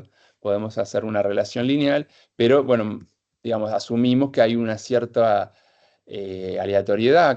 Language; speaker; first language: Spanish; native; Spanish